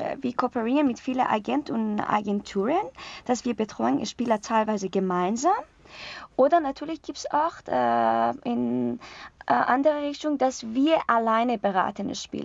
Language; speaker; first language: German; non-native, learner; Persian